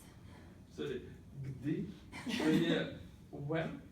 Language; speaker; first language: Czech; non-native, learner; Ukrainian